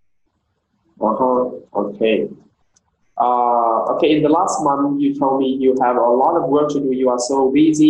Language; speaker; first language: English; non-native, learner; Vietnamese